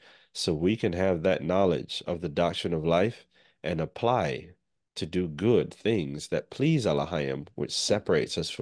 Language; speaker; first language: English; native; English